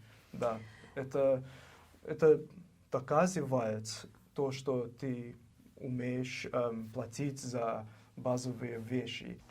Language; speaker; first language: Russian; non-native, learner; English